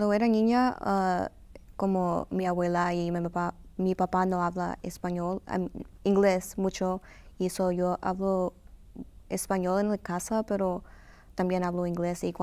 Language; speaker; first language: Spanish; early bilingual, heritage; Spanish